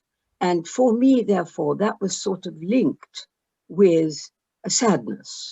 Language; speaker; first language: English; early bilingual, other home language; Arabic